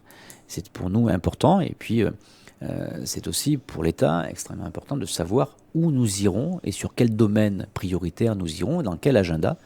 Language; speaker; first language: French; native; French